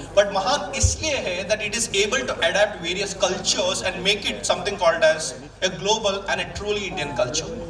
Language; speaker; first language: English; non-native, local second language; Malayalam